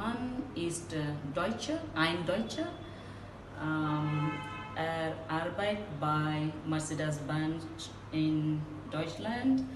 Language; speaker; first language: German; non-native, learner; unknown